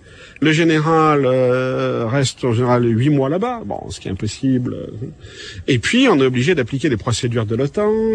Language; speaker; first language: French; native; French